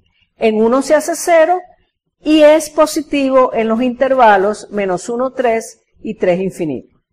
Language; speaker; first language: Spanish; native; Spanish